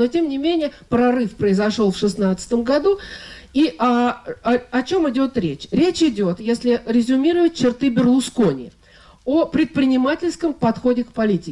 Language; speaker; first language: Russian; native; Russian